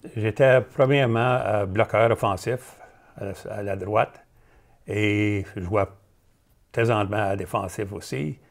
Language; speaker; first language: French; native; French